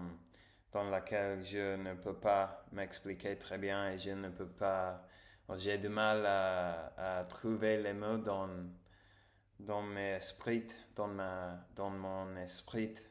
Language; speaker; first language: French; non-native, learner; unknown